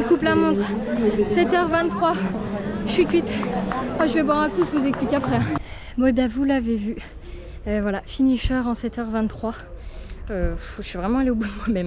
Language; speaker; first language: French; native; French